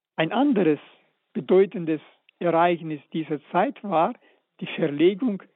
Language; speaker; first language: German; early bilingual, other home language; Russian